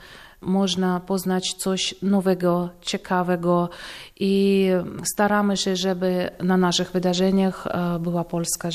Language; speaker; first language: Polish; non-native, fluent; Russian